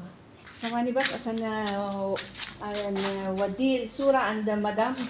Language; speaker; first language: Arabic; non-native, learner; Filipino